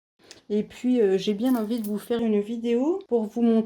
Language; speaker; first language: French; native; French